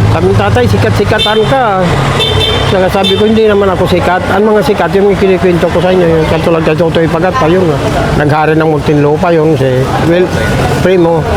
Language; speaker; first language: Filipino; native; Filipino